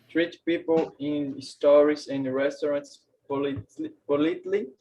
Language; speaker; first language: English; non-native, learner; Portuguese